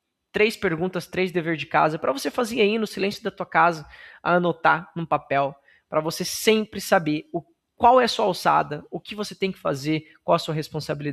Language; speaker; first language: Portuguese; native; Portuguese